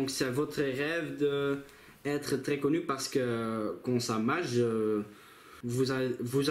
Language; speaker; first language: French; non-native, local second language; Dutch